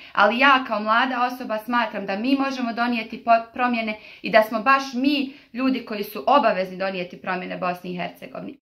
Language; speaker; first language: Croatian; native; Croatian